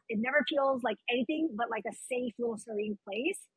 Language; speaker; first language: English; native; English